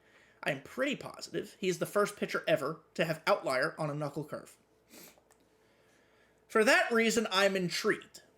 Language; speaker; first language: English; native; English